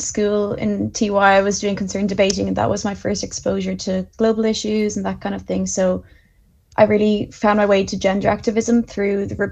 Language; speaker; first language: English; native; English